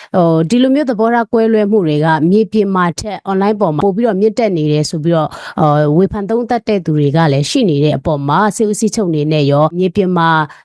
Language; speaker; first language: Burmese; native; Burmese